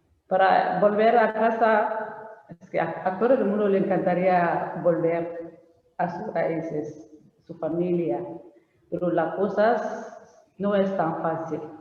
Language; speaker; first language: Spanish; non-native, learner; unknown